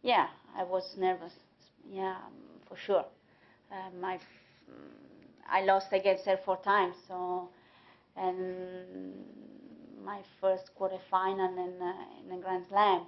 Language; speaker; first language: English; non-native, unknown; Italian